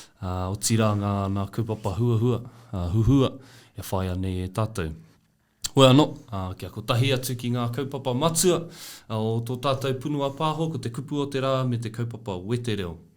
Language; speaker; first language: Māori; non-native, learner; English